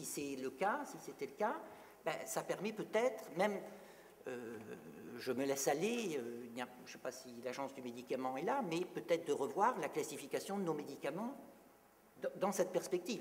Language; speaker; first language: French; native; French